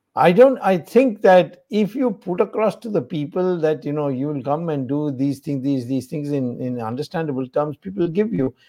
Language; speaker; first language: English; non-native, local second language; Tamil